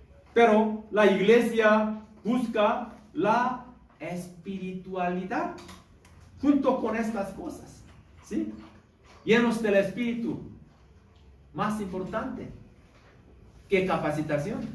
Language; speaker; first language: Spanish; non-native, learner; Korean